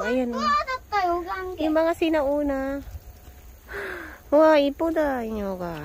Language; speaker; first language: Filipino; native; Filipino